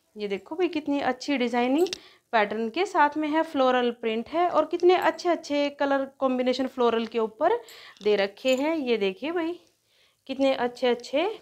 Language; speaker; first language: Hindi; native; Hindi